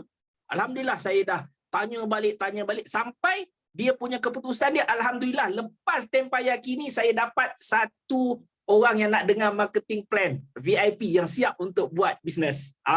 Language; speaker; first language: Malay; native; Malay